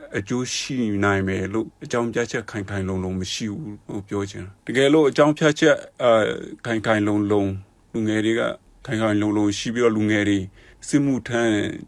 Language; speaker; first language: Burmese; non-native, local second language; Shan